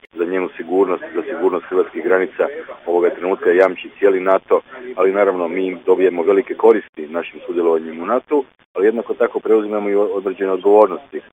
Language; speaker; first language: Croatian; native; Croatian